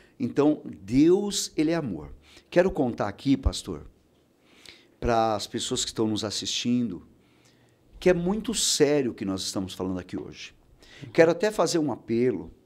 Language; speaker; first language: Portuguese; native; Portuguese